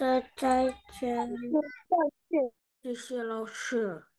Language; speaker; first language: Chinese; non-native, learner; Indonesian